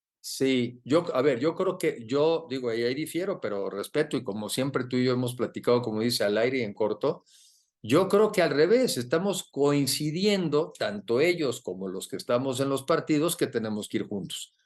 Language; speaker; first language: Spanish; native; Spanish